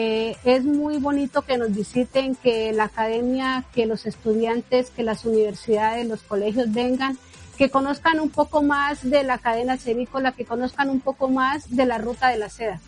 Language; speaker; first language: Spanish; native; Spanish